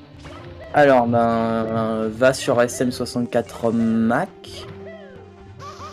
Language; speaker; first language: French; native; French